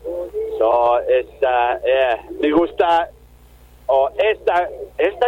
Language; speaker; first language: Spanish; non-native, learner; English